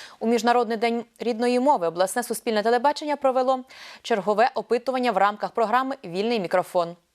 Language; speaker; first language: Ukrainian; native; Ukrainian